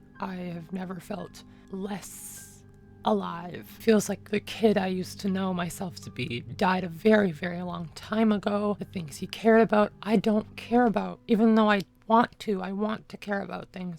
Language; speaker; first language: English; native; English